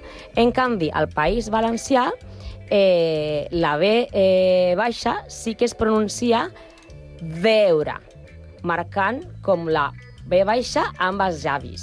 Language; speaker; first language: Catalan; non-native, learner; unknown